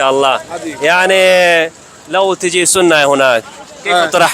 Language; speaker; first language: Arabic; non-native, learner; Urdu